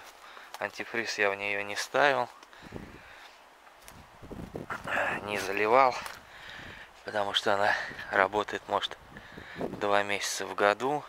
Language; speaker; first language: Russian; native; Russian